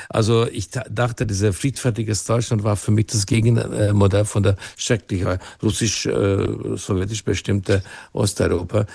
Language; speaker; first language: German; non-native, fluent; Hungarian